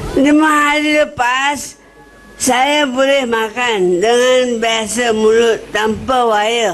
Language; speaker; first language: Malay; non-native, local second language; Chinese